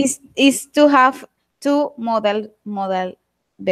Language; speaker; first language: English; non-native, learner; Spanish